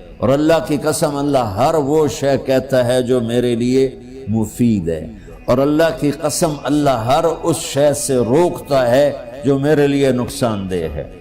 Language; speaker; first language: Urdu; non-native, local second language; Punjabi